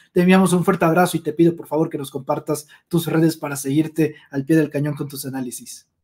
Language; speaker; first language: Spanish; native; Spanish